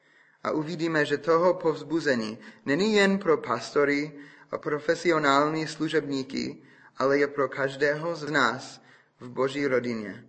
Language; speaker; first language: Czech; non-native, fluent; English